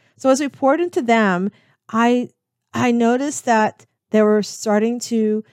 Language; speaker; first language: English; native; English